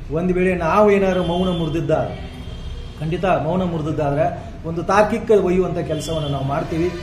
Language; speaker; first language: Kannada; native; Kannada